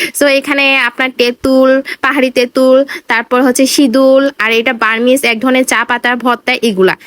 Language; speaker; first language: Bangla; non-native, local second language; Marma